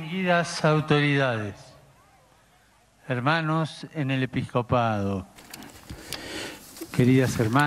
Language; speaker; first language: Spanish; native; Spanish